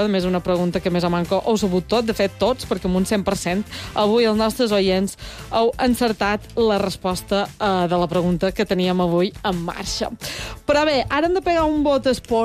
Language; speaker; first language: Catalan; native; Catalan